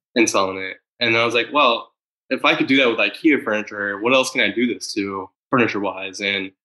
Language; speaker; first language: English; native; English